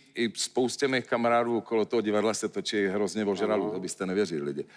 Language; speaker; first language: Czech; native; Czech